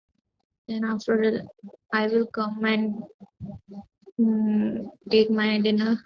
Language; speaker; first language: English; non-native, learner; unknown